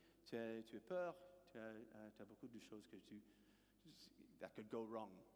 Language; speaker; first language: English; native; English